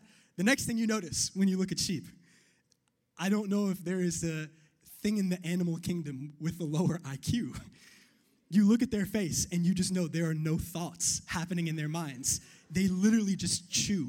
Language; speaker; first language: English; native; English